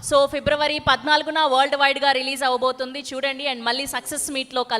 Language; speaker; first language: Telugu; native; Telugu